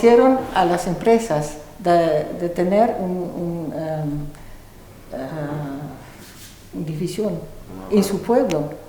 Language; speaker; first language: Spanish; non-native, fluent; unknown